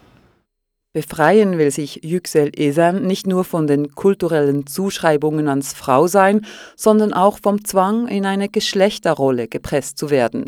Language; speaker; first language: German; native; German